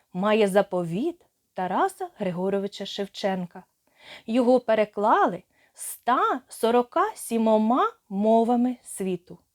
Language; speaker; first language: Ukrainian; native; Ukrainian